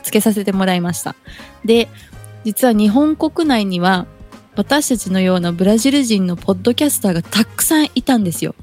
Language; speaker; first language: Japanese; early bilingual, other home language; Portuguese